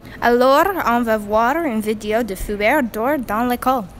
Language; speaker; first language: French; non-native, learner; English